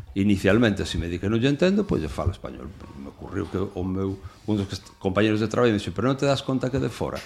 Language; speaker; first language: Galician; non-native, local second language; Spanish